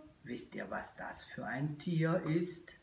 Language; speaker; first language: German; native; German